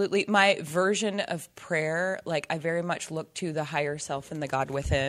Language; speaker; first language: English; native; English